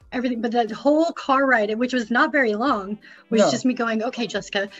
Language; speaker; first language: English; native; English